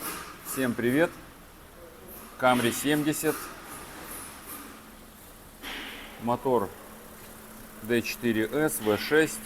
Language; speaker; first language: Russian; native; Russian